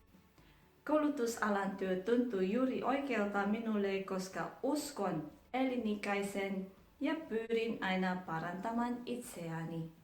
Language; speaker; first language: Finnish; non-native, learner; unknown